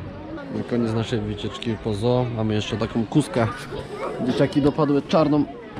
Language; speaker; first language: Polish; native; Polish